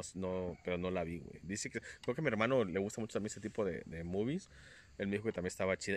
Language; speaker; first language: Spanish; native; Spanish